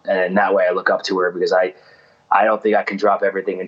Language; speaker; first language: English; native; English